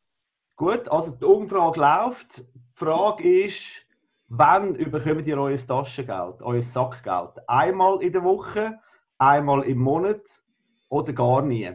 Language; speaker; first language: German; native; German